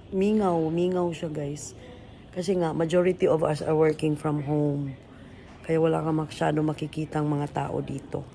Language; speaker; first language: Filipino; native; Filipino